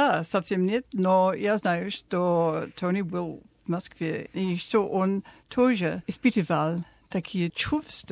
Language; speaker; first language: Russian; non-native, fluent; English